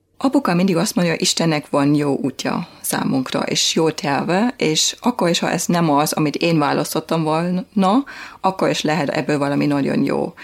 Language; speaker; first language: Hungarian; non-native, fluent; German